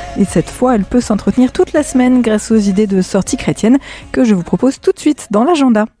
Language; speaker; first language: French; native; French